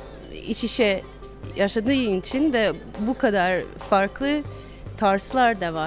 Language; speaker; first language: Turkish; non-native, fluent; English